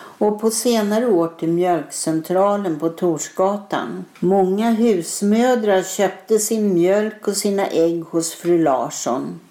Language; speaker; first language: Swedish; native; Swedish